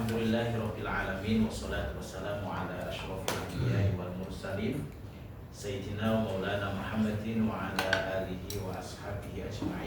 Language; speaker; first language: Indonesian; native; Indonesian